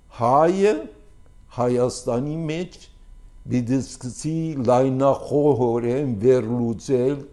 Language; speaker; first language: Armenian; early bilingual, heritage; Armenian